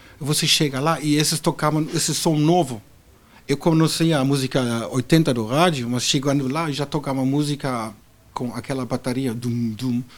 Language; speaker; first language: Portuguese; non-native, fluent; German